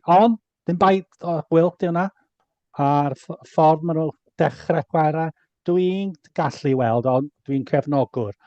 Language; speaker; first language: Welsh; non-native, fluent; English